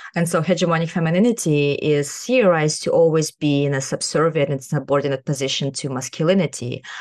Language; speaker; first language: English; non-native, fluent; Kazakh